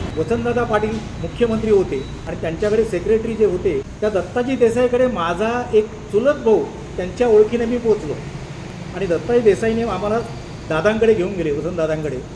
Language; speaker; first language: Marathi; native; Marathi